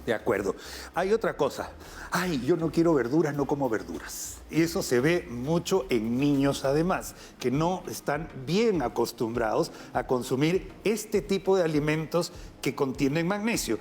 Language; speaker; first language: Spanish; native; Spanish